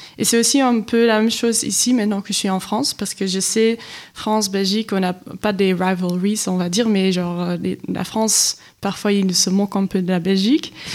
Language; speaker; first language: French; non-native, local second language; Dutch